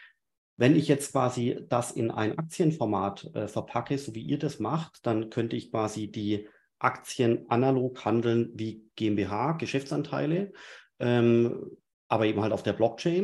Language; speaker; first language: German; native; German